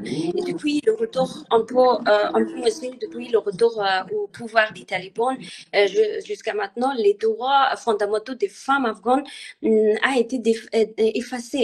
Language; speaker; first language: French; non-native, learner; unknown